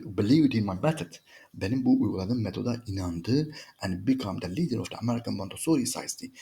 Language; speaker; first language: Turkish; native; Turkish